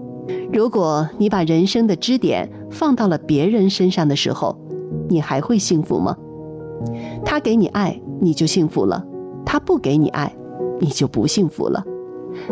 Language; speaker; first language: Chinese; native; Chinese